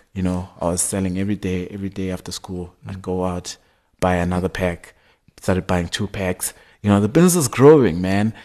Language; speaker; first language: English; non-native, local second language; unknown